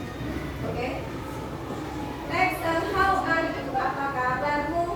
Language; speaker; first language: English; non-native, learner; Indonesian